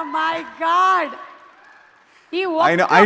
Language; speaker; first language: Telugu; native; Telugu